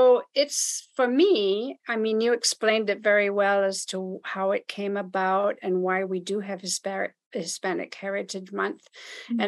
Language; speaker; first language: English; non-native, fluent; Spanish